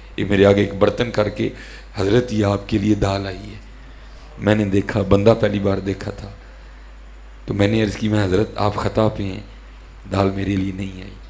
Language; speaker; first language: Urdu; non-native, local second language; Punjabi